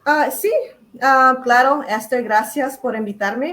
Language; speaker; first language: Spanish; early bilingual, heritage; Spanish